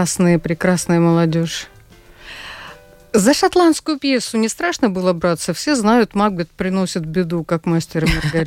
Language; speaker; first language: Russian; native; Russian